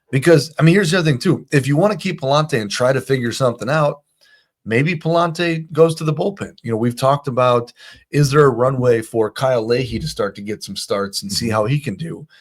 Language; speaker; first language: English; native; English